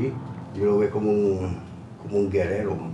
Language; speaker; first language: Spanish; non-native, learner; French